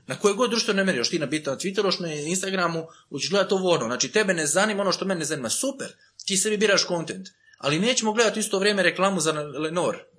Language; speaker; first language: Croatian; native; Croatian